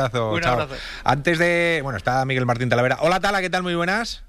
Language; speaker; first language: Spanish; native; Spanish